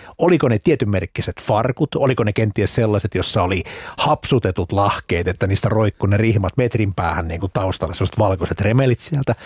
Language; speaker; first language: Finnish; native; Finnish